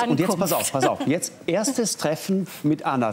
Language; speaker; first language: German; native; German